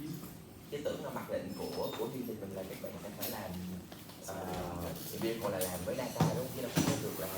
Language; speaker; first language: Vietnamese; native; Vietnamese